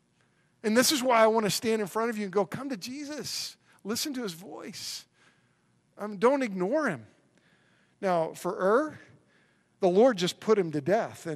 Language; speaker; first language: English; native; English